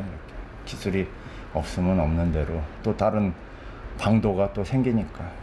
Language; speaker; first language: Korean; native; Korean